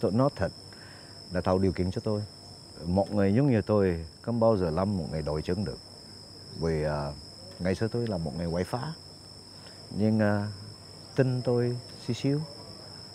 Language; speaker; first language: Vietnamese; non-native, fluent; Malay